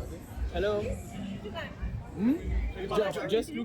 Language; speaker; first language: English; non-native, learner; French